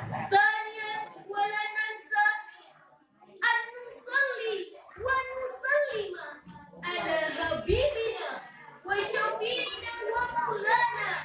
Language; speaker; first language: Arabic; non-native, learner; Indonesian